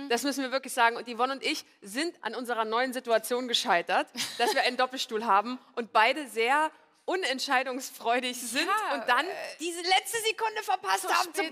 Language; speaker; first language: German; native; German